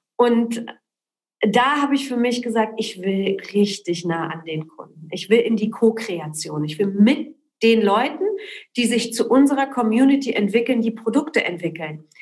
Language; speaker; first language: German; early bilingual, other home language; Polish